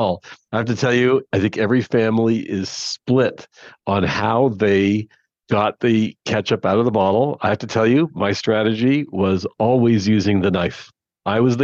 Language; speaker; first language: English; native; English